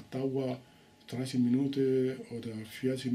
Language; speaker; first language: German; non-native, learner; Spanish